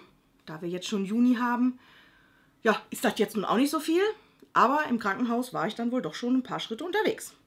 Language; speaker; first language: German; native; German